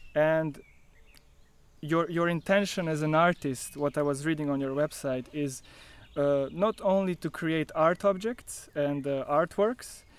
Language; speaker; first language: English; non-native, fluent; Croatian